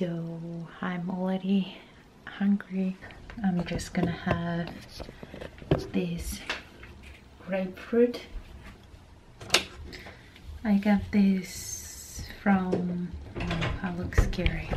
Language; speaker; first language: English; non-native, fluent; Japanese